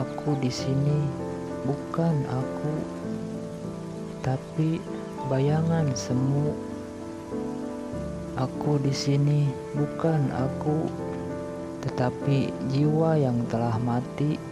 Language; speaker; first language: Indonesian; non-native, local second language; Sundanese